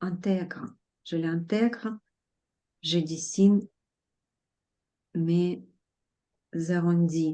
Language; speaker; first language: French; non-native, fluent; Russian